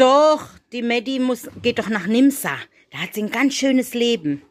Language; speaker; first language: German; native; German